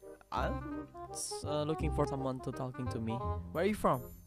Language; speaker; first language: English; non-native, learner; Indonesian